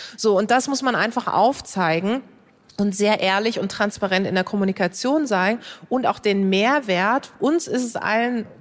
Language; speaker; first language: German; native; German